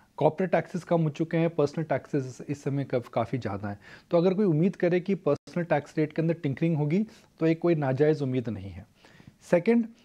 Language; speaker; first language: Hindi; native; Hindi